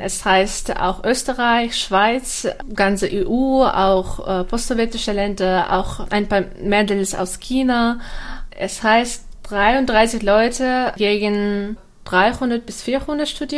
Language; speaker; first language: German; non-native, fluent; Russian